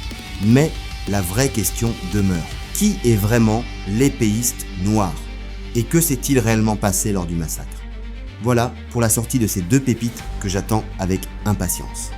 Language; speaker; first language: French; native; French